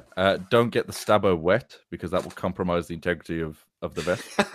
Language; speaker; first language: English; native; English